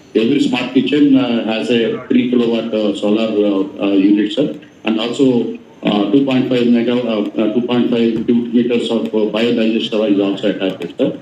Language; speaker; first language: English; non-native, local second language; Telugu